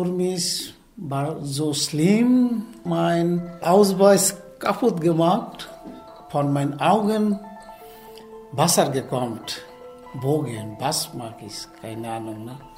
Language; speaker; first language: German; non-native, learner; Bangla